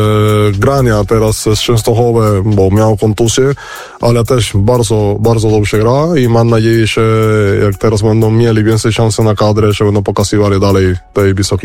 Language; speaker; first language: Polish; non-native, fluent; Spanish